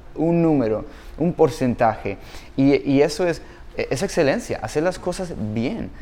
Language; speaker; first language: Spanish; non-native, fluent; English